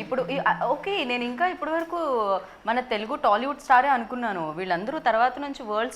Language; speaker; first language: Telugu; native; Telugu